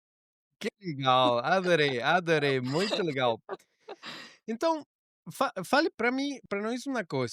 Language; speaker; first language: Portuguese; non-native, learner; Spanish